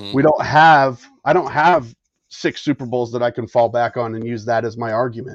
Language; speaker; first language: English; native; English